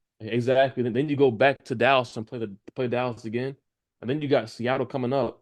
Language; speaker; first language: English; native; English